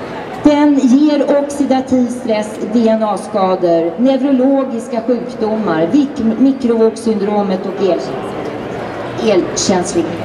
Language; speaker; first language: Swedish; native; Swedish